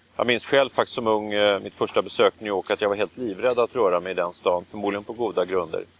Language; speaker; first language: Swedish; native; Swedish